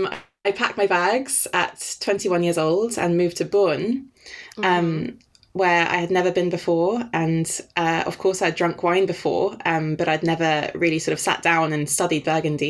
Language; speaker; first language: English; non-native, fluent; Danish